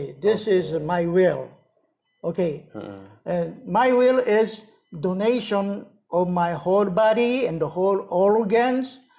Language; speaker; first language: English; non-native, learner; Japanese